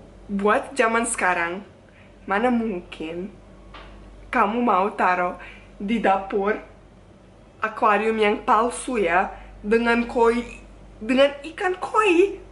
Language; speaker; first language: Indonesian; non-native, fluent; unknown